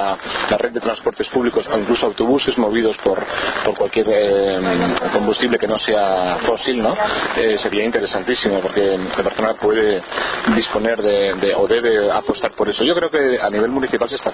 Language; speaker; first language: Spanish; native; Spanish